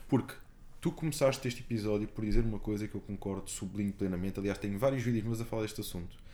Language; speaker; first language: Portuguese; native; Portuguese